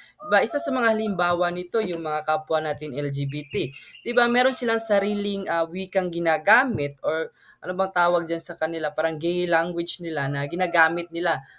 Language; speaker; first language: Filipino; non-native, local second language; Cebuano